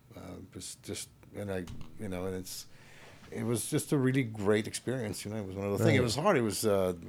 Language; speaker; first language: English; early bilingual, other home language; French